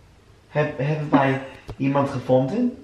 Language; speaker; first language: Dutch; non-native, learner; English